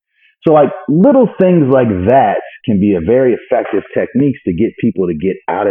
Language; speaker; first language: English; native; English